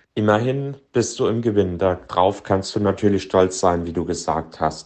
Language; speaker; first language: German; native; German